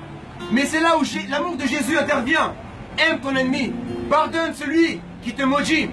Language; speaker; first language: French; non-native, fluent; Spanish